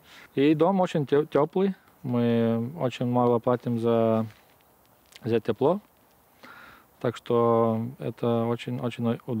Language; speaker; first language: Russian; non-native, local second language; Lithuanian